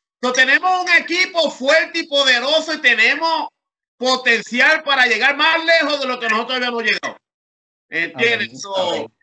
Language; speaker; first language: Spanish; early bilingual, heritage; Spanish